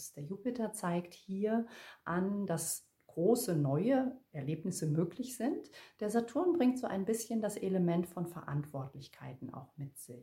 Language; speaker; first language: German; native; German